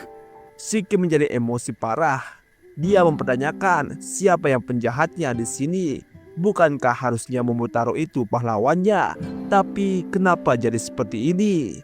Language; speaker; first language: Indonesian; native; Indonesian